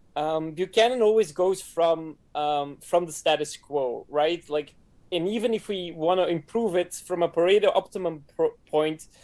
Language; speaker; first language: English; non-native, fluent; Dutch